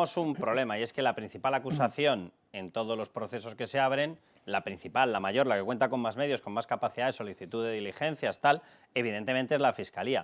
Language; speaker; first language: Spanish; native; Spanish